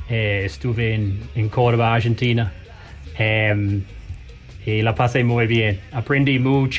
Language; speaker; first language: Spanish; non-native, learner; English